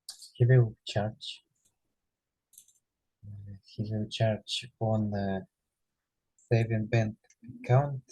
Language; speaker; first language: English; non-native, learner; Ukrainian